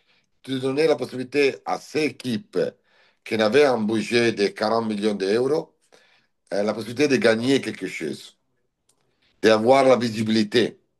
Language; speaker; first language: French; non-native, learner; Italian